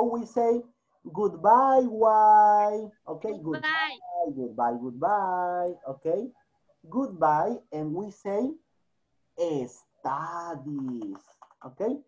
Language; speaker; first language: English; non-native, fluent; Spanish